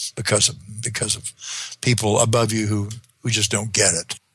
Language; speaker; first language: English; native; English